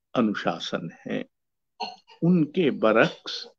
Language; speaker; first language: Hindi; native; Hindi